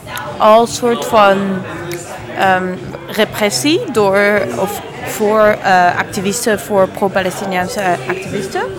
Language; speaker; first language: Dutch; non-native, learner; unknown